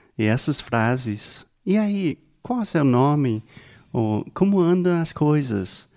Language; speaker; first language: Portuguese; non-native, fluent; English